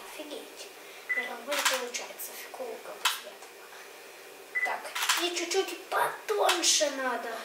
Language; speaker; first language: Russian; early bilingual, heritage; Russian